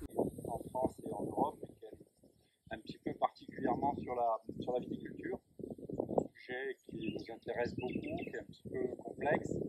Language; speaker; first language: French; native; French